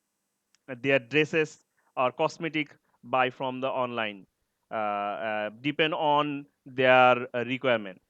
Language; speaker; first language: English; non-native, learner; Bangla